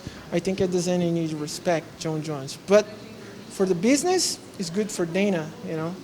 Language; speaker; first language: English; non-native, learner; Portuguese